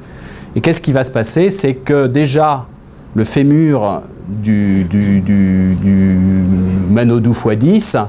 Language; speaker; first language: French; native; French